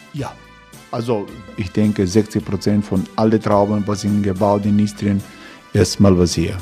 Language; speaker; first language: German; non-native, learner; Croatian